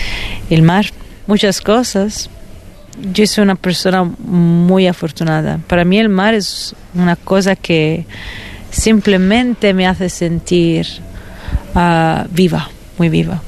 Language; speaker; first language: Spanish; non-native, fluent; Italian